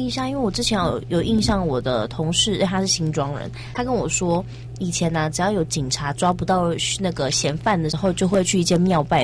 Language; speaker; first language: Chinese; native; Chinese